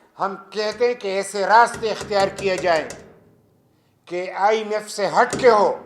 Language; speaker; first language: Urdu; non-native, local second language; Pashto